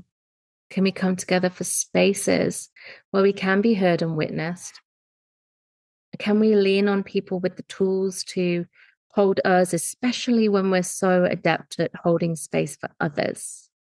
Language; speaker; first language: English; native; English